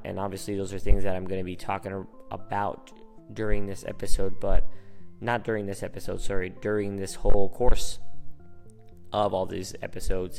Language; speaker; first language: English; early bilingual, other home language; Spanish